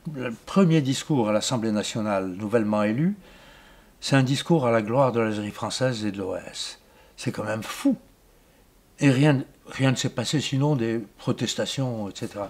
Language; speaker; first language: French; native; French